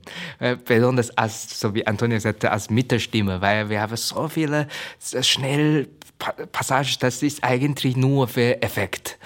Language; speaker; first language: German; non-native, learner; Chinese